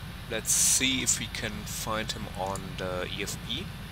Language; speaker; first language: English; non-native, fluent; German